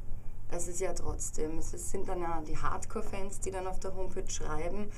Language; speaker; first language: German; native; German